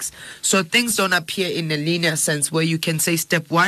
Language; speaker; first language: English; non-native, local second language; Zulu